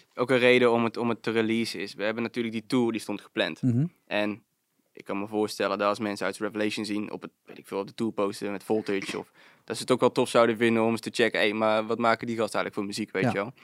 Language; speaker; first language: Dutch; native; Dutch